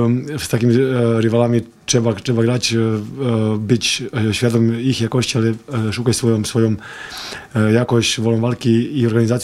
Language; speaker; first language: Polish; non-native, fluent; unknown